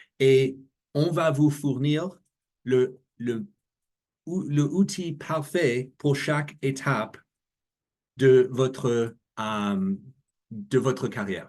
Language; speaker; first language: French; non-native, learner; English